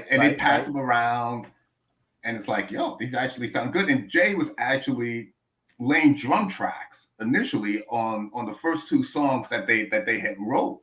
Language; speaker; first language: English; native; English